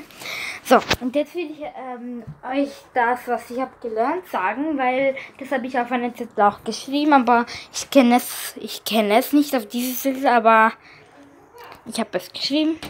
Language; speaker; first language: German; early bilingual, other home language; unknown